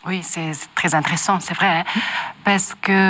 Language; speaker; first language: French; non-native, learner; Japanese